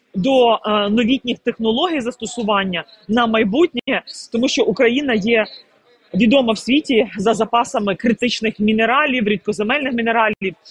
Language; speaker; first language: Ukrainian; native; Ukrainian